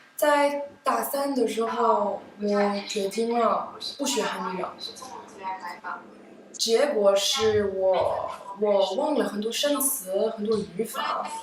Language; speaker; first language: Chinese; non-native, fluent; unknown